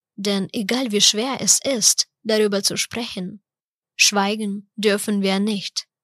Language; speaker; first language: German; non-native, fluent; Ukrainian